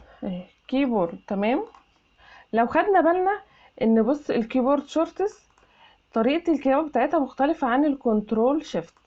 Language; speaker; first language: Arabic; native; Arabic